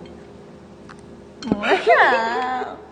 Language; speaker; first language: Korean; non-native, learner; Japanese